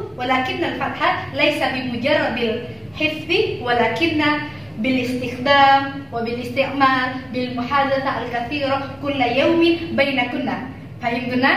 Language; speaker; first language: Arabic; non-native, learner; Indonesian